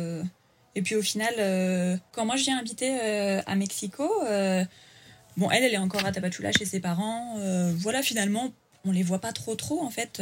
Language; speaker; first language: French; native; French